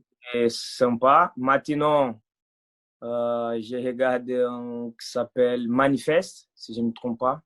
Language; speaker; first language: French; non-native, fluent; Portuguese